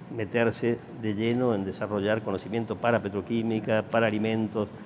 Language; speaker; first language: Spanish; native; Spanish